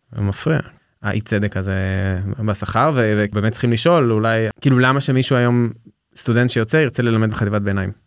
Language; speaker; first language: Hebrew; native; Hebrew